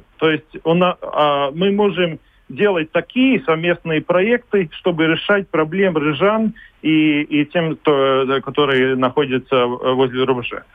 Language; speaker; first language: Russian; non-native, local second language; Latvian